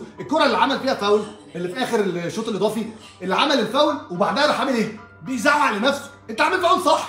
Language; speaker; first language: Arabic; native; Arabic